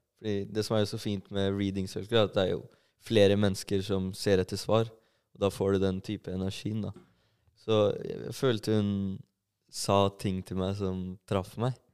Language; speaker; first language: Norwegian; early bilingual, other home language; Albanian